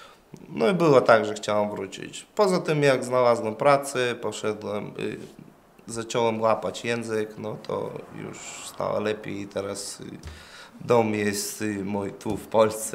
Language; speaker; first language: Polish; non-native, fluent; Russian